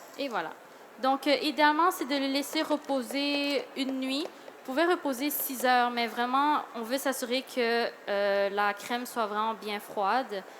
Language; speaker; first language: French; early bilingual, other home language; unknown